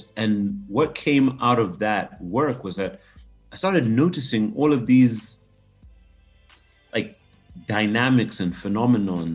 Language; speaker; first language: English; non-native, local second language; Nyanja